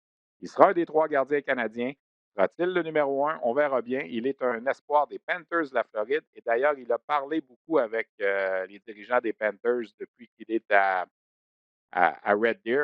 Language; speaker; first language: French; native; French